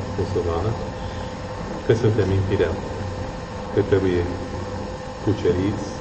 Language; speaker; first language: Romanian; non-native, fluent; English